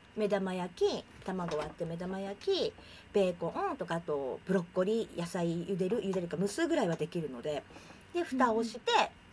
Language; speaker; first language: Japanese; native; Japanese